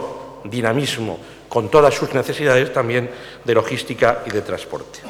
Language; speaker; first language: Spanish; native; Spanish